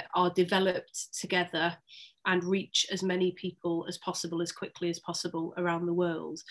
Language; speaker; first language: English; native; English